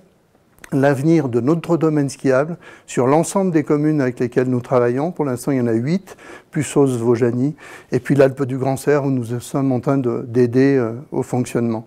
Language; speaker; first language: French; native; French